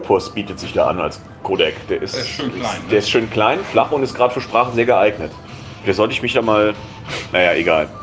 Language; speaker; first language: German; native; German